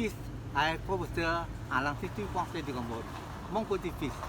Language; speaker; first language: French; non-native, fluent; Khmer